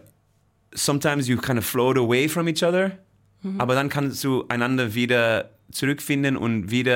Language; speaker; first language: German; non-native, fluent; Dutch